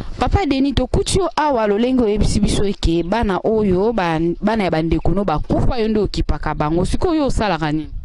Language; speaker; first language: Lingala; native; Lingala